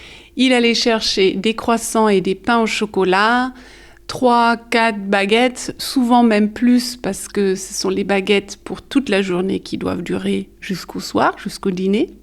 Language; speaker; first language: French; early bilingual, heritage; French